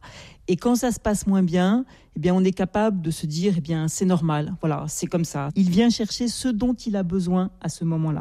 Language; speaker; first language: French; native; French